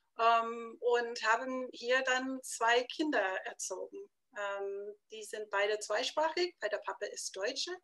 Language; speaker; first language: German; non-native, fluent; English